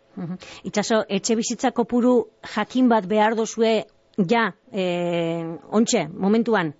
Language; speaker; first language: Basque; native; Basque